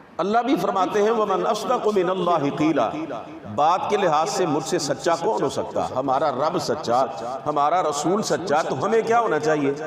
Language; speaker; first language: Urdu; non-native, local second language; Punjabi